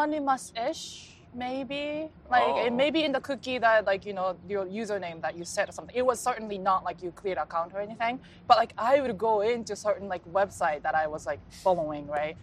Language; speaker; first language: English; non-native, fluent; Japanese